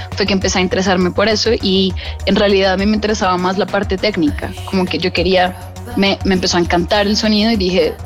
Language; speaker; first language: Spanish; native; Spanish